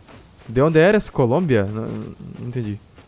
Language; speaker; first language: Spanish; non-native, learner; Portuguese